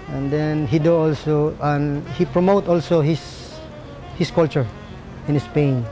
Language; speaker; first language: English; non-native, local second language; Waray